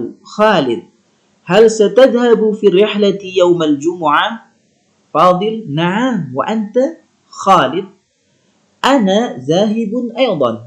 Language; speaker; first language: Arabic; non-native, learner; Indonesian